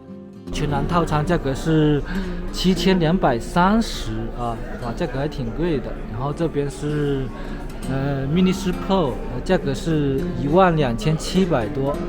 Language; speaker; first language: Chinese; native; Chinese